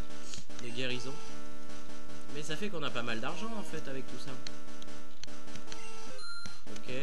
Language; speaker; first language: French; native; French